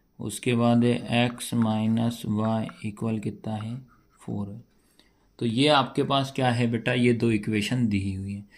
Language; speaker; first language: Hindi; native; Hindi